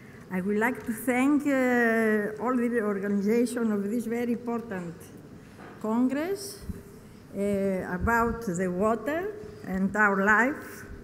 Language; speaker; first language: English; non-native, learner; Greek